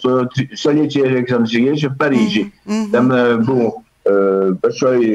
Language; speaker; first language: Russian; early bilingual, heritage; Russian